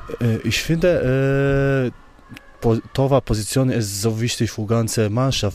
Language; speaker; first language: German; non-native, learner; Polish